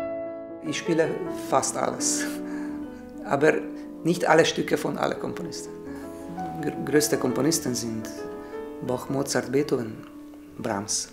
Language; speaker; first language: German; non-native, learner; Hungarian